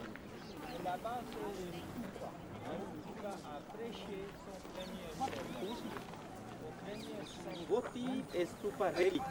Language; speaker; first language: French; non-native, local second language; Hindi